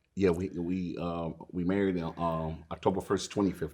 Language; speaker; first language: English; native; English